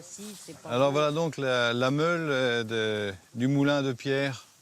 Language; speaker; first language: French; native; French